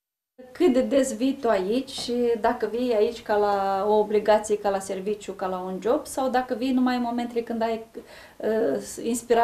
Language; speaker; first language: Romanian; native; Romanian